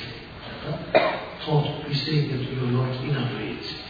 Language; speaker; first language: Russian; non-native, learner; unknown